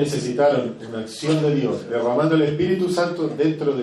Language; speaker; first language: Spanish; native; Spanish